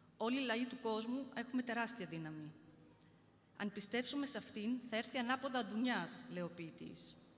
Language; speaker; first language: Greek; early bilingual, heritage; Greek